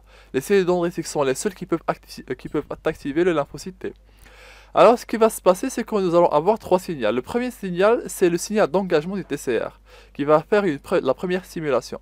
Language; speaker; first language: French; non-native, local second language; Arabic